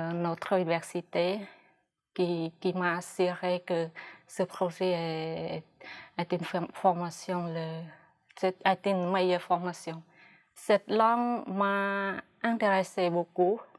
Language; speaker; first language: French; non-native, fluent; Khmer